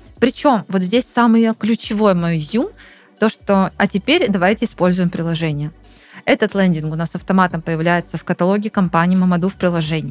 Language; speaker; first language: Russian; native; Russian